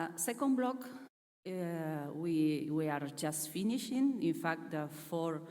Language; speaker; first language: English; non-native, fluent; Catalan